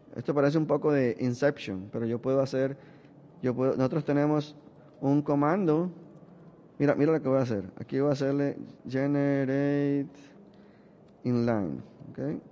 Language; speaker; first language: Spanish; native; Spanish